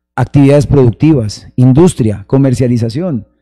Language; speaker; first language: Spanish; native; Spanish